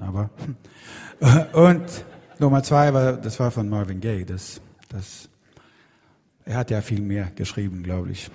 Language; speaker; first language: German; non-native, fluent; Swedish